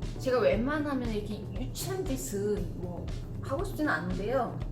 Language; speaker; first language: Korean; native; Korean